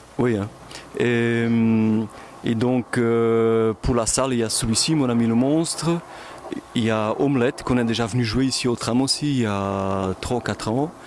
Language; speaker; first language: French; native; French